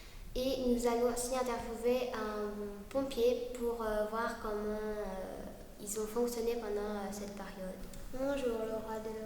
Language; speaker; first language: French; native; French